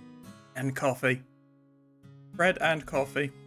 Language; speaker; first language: English; native; English